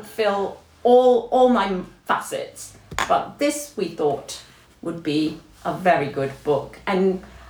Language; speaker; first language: English; non-native, local second language; Tamil